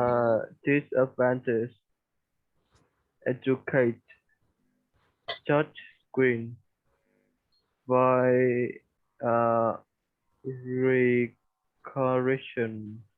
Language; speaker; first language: English; non-native, learner; Vietnamese